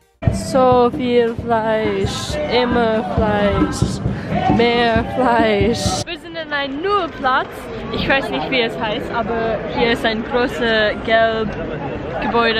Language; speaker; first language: German; non-native, learner; English